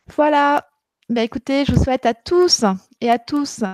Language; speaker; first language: French; native; French